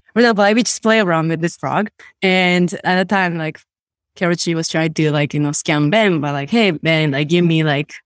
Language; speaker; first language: English; non-native, fluent; Japanese